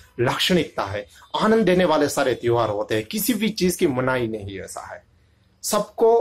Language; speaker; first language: Hindi; non-native, local second language; Gujarati